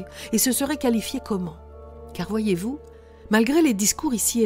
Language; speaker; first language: French; native; French